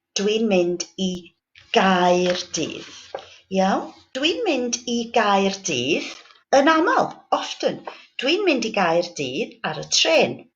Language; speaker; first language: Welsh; native; Welsh